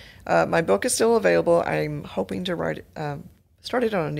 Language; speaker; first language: English; native; English